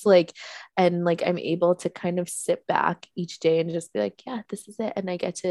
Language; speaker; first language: English; native; English